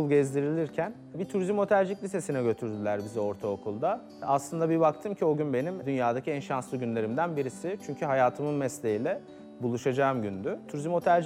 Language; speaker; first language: Turkish; native; Turkish